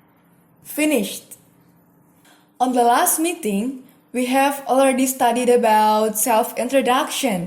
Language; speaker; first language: English; non-native, fluent; Indonesian